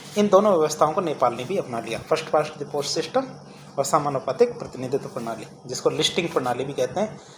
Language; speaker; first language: Hindi; native; Hindi